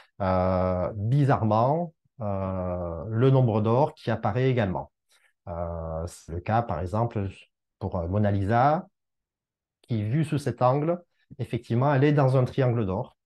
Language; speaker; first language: French; native; French